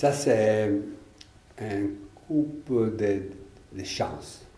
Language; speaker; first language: French; non-native, learner; Italian